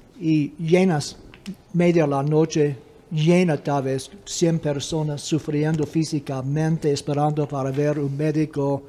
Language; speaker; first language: Spanish; non-native, fluent; English